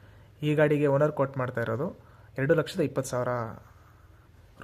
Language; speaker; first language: Kannada; native; Kannada